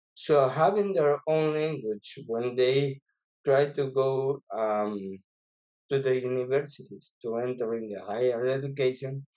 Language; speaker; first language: English; non-native, fluent; Spanish